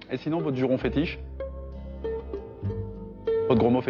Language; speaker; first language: French; native; French